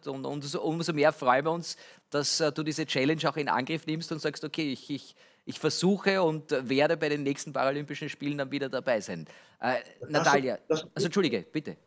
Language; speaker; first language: German; native; German